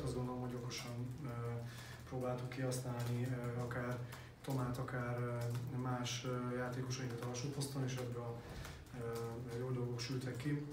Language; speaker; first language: Hungarian; native; Hungarian